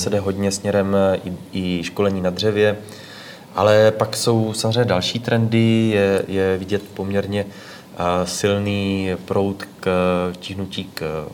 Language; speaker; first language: Czech; native; Czech